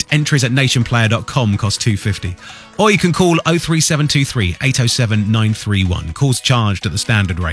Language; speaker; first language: English; native; English